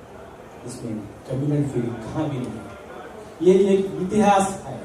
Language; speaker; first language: Hindi; non-native, local second language; Telugu